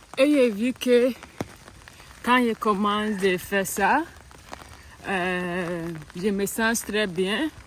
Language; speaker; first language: French; non-native, learner; English